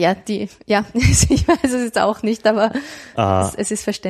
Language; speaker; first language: German; native; German